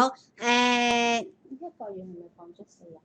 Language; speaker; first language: Chinese; native; Chinese